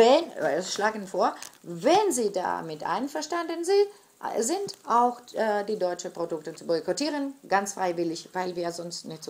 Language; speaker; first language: German; non-native, fluent; Greek